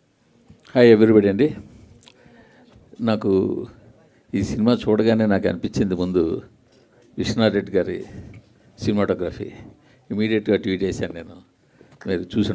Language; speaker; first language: Telugu; native; Telugu